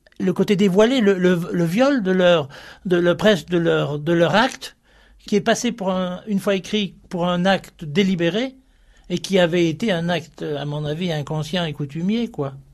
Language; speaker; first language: French; native; French